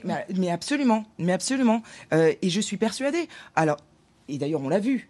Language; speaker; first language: French; native; French